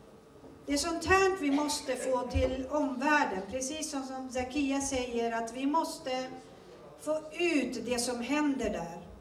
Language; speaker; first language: Swedish; early bilingual, other home language; Turoyo